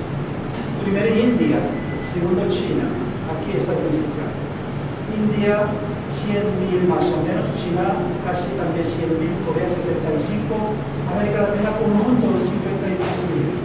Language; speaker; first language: Spanish; non-native, learner; Korean